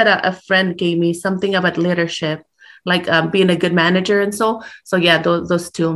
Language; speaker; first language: English; early bilingual, other home language; Spanish